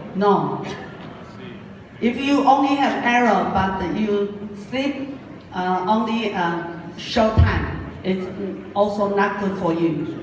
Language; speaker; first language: English; non-native, learner; Japanese